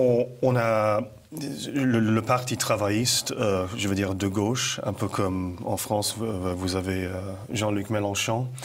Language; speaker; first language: French; non-native, fluent; English